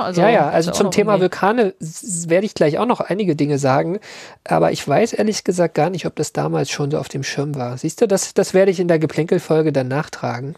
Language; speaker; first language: German; native; German